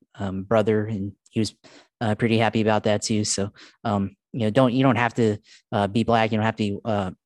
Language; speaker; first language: English; early bilingual, other home language; Filipino